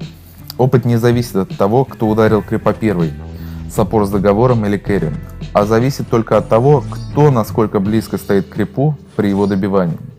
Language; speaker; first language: Russian; native; Russian